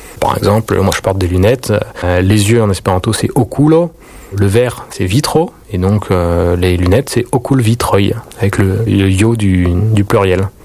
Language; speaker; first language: French; native; French